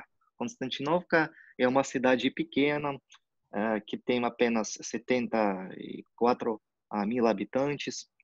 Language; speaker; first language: Portuguese; non-native, fluent; Russian